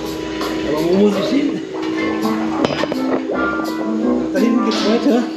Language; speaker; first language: German; native; German